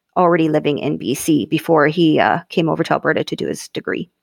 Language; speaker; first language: English; native; English